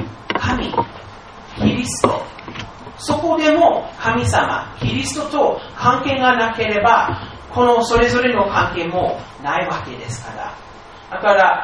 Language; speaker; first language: Japanese; non-native, fluent; English